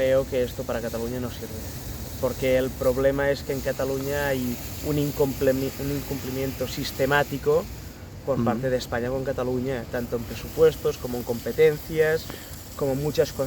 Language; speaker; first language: Spanish; non-native, local second language; Catalan